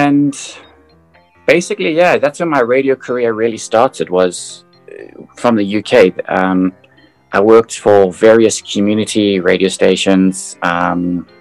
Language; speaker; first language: English; native; English